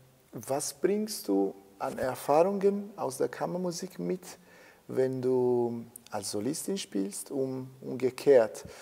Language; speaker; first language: German; non-native, fluent; Italian